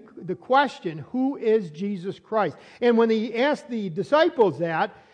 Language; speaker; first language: English; native; English